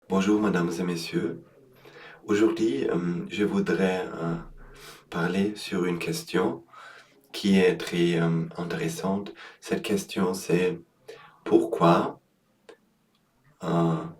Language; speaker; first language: French; non-native, learner; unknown